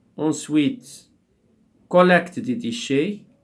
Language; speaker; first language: French; non-native, local second language; Arabic